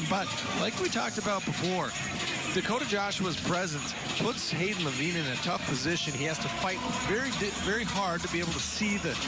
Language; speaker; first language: English; native; English